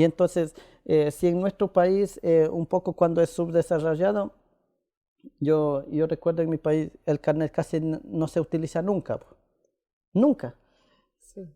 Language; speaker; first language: Spanish; non-native, local second language; Quechua